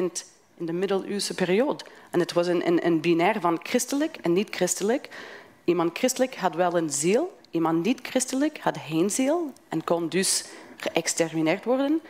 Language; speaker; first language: Dutch; non-native, fluent; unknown